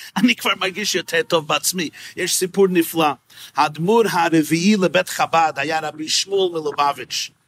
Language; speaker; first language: Hebrew; non-native, fluent; English